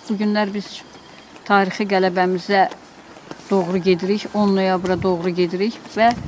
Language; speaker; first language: Azerbaijani; native; Azerbaijani